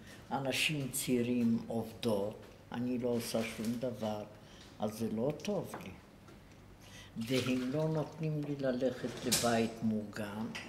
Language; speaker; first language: Hebrew; non-native, fluent; Yiddish